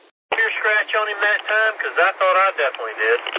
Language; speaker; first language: English; native; English